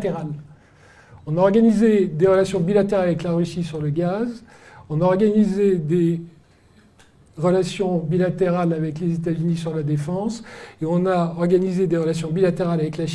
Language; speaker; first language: French; native; French